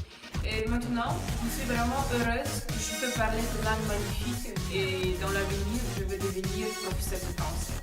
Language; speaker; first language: French; non-native, learner; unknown